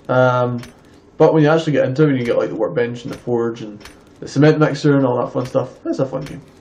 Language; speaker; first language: English; native; English